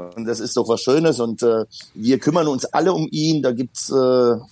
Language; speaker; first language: German; early bilingual, other home language; Polish